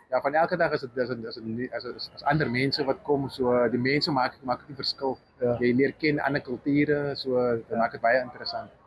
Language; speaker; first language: Afrikaans; native; Afrikaans